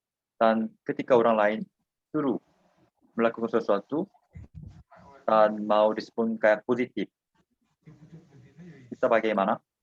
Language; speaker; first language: Indonesian; non-native, fluent; Korean